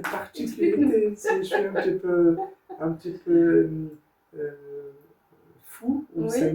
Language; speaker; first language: French; non-native, learner; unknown